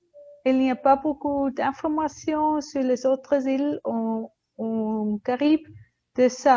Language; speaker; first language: French; non-native, learner; Spanish